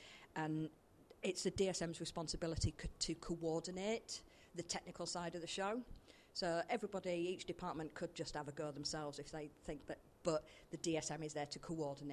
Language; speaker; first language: English; native; English